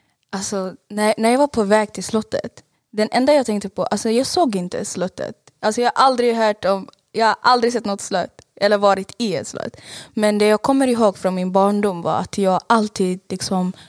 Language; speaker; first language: Swedish; non-native, fluent; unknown